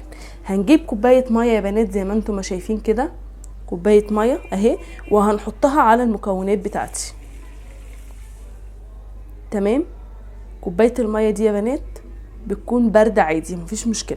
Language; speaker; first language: Arabic; native; Arabic